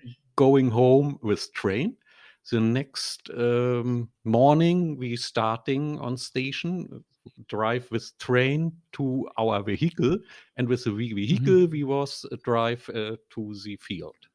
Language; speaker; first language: English; non-native, learner; German